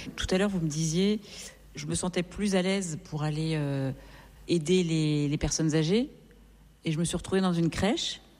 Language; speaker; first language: French; native; French